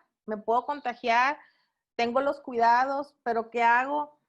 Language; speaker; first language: Spanish; native; Spanish